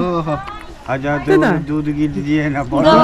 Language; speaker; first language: Hindi; non-native, local second language; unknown